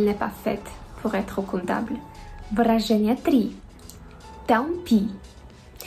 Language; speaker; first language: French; non-native, fluent; Russian